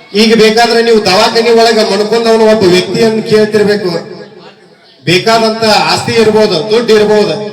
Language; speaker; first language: Kannada; native; Kannada